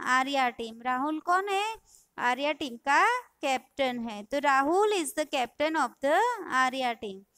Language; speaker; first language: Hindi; non-native, local second language; Gujarati